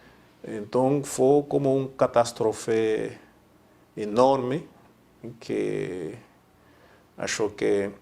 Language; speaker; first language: Portuguese; non-native, fluent; Haitian Creole